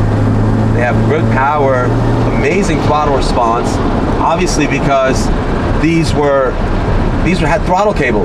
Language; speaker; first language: English; native; English